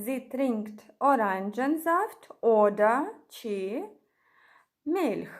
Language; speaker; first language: German; non-native, fluent; Ukrainian